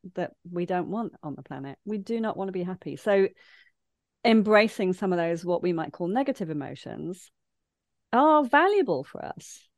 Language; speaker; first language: English; native; English